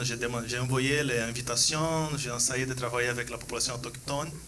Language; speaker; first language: French; non-native, fluent; Portuguese